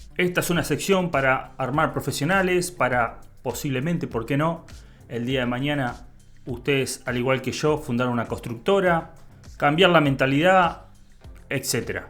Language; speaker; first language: Spanish; native; Spanish